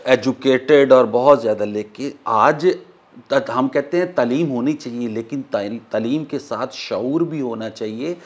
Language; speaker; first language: Urdu; non-native, local second language; Punjabi